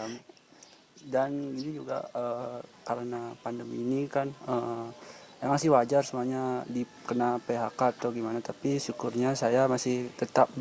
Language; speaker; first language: Indonesian; non-native, local second language; Balinese